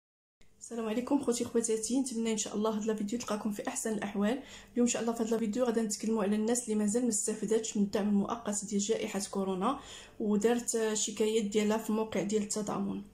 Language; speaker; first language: Arabic; native; Arabic